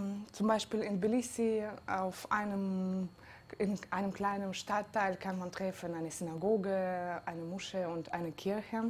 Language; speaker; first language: German; non-native, fluent; Georgian